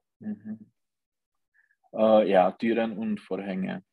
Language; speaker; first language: German; non-native, learner; Czech